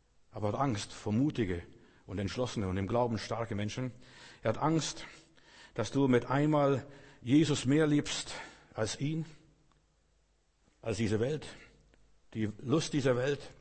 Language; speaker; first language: German; non-native, fluent; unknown